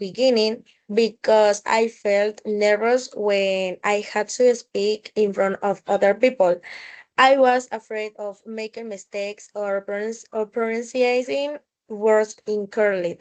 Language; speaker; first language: English; non-native, fluent; Spanish